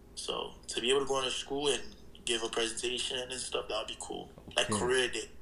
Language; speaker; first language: English; early bilingual, other home language; Haitian Creole